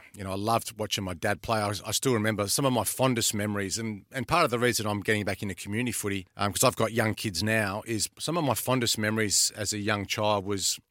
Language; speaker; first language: English; native; English